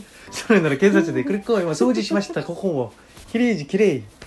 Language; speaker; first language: Japanese; non-native, learner; Korean